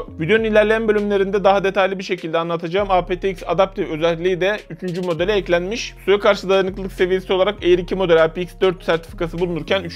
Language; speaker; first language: Turkish; native; Turkish